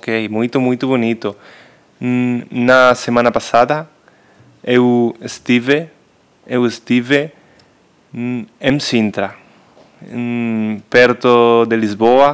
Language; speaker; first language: Portuguese; non-native, learner; Spanish